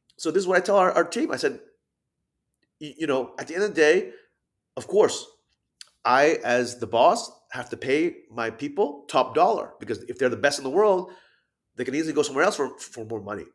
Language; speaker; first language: English; early bilingual, other home language; Thai